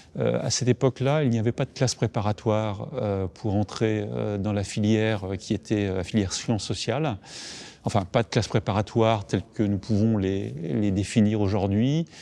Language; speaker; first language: French; native; French